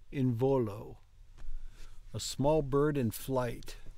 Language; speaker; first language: Italian; non-native, learner; English